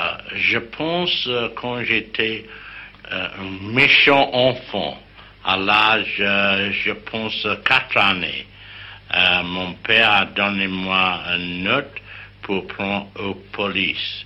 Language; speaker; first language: French; non-native, learner; English